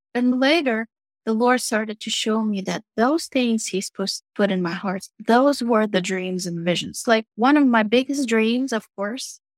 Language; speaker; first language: English; non-native, fluent; Russian